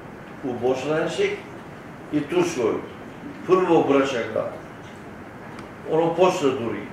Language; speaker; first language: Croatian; early bilingual, heritage; Turkish